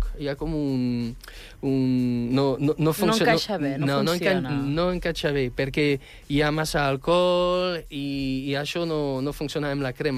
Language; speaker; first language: Catalan; non-native, fluent; French